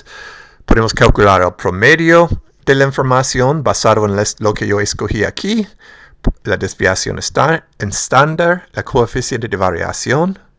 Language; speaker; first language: Spanish; non-native, fluent; English